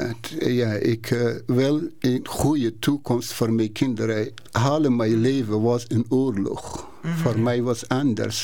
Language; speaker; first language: Dutch; non-native, learner; Persian